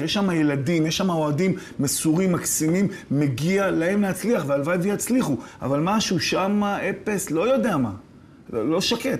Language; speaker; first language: Hebrew; native; Hebrew